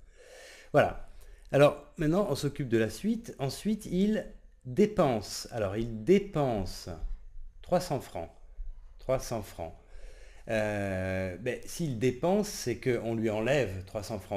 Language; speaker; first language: French; native; French